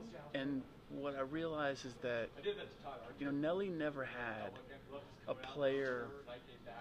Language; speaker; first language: English; early bilingual, other home language; German